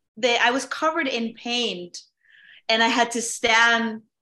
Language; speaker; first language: English; non-native, fluent; Spanish